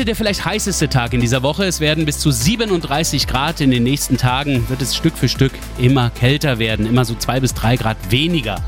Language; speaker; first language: German; native; German